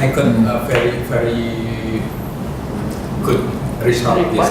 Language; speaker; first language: English; non-native, learner; Indonesian